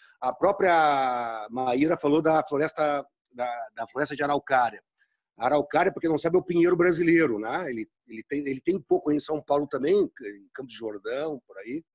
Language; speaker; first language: Portuguese; native; Portuguese